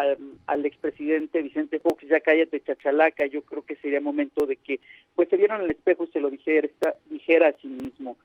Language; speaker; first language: Spanish; native; Spanish